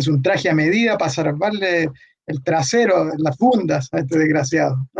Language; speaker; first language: Spanish; native; Spanish